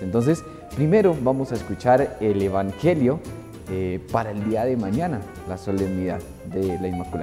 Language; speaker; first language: Spanish; native; Spanish